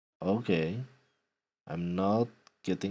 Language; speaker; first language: English; non-native, fluent; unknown